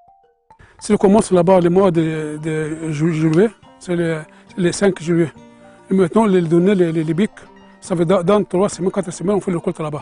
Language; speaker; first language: French; non-native, learner; Arabic